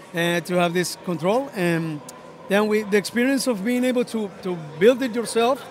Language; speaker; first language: English; non-native, fluent; Spanish